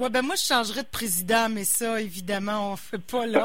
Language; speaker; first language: French; native; French